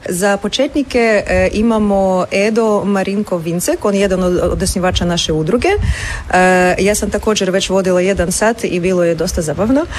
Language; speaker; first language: Croatian; non-native, fluent; Russian